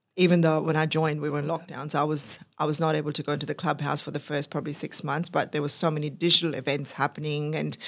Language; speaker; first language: English; non-native, local second language; Urdu